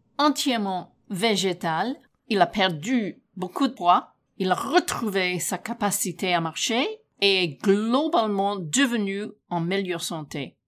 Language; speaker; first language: French; non-native, fluent; English